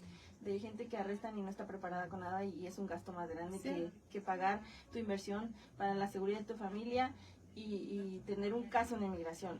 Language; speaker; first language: Spanish; native; Spanish